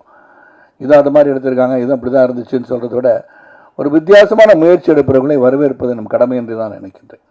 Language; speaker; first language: Tamil; native; Tamil